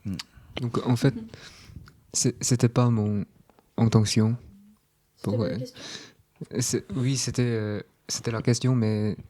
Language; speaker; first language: French; non-native, learner; Korean